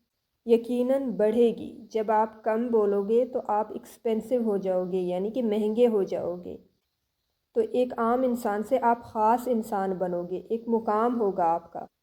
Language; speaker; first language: Urdu; native; Urdu